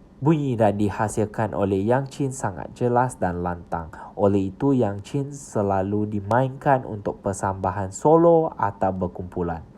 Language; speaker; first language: Malay; non-native, local second language; Chinese